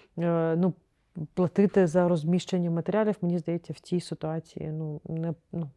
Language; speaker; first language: Ukrainian; non-native, local second language; Crimean Tatar